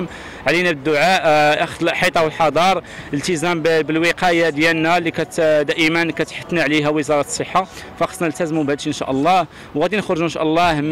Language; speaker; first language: Arabic; native; Arabic